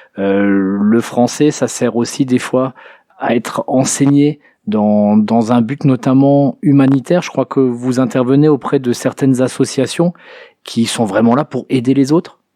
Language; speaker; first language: French; native; French